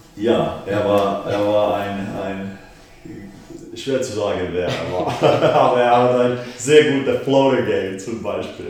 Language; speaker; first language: German; non-native, fluent; Finnish